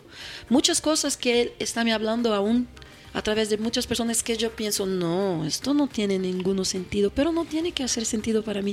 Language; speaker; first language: Spanish; non-native, fluent; Portuguese